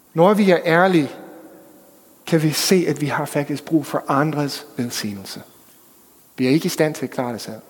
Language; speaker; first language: Danish; non-native, fluent; English